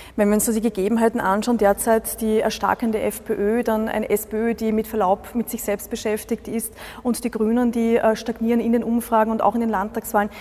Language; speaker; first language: German; native; German